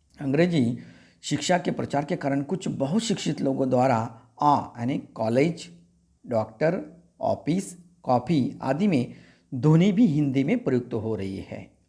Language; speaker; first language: Hindi; non-native, local second language; Marathi